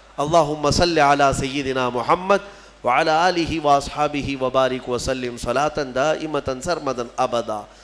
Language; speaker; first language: Urdu; native; Urdu